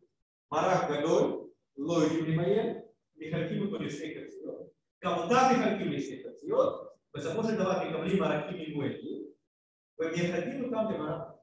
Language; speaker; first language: Hebrew; non-native, fluent; Russian